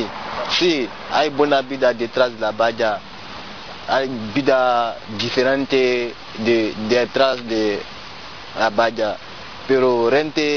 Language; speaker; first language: Spanish; non-native, learner; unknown